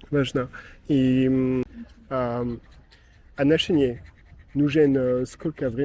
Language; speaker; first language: Russian; non-native, learner; French